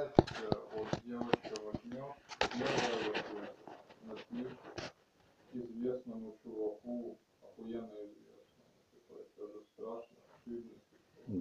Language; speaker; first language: Russian; native; Russian